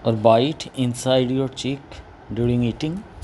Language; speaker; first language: English; non-native, local second language; Bangla